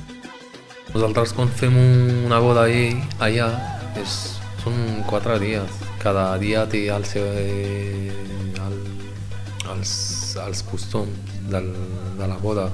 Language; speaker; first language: Catalan; non-native, learner; Arabic